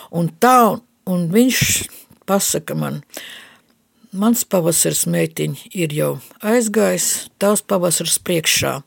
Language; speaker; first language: Latvian; non-native, local second language; Russian